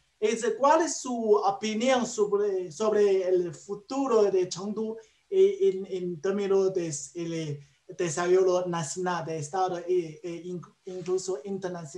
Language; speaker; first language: Spanish; non-native, learner; Chinese